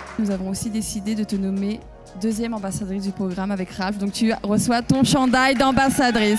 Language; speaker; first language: French; native; French